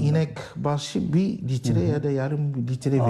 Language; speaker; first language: Turkish; non-native, learner; Arabic